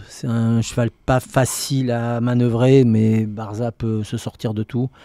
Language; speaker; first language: French; native; French